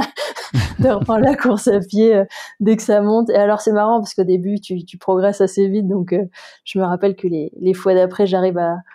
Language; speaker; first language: French; native; French